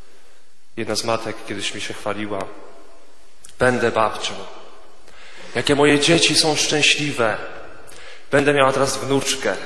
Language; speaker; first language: Polish; native; Polish